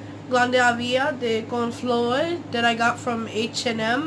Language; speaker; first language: Spanish; early bilingual, heritage; Spanish